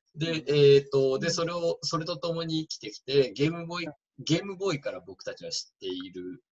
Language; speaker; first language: Japanese; native; Japanese